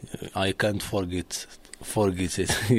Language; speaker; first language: English; non-native, learner; Arabic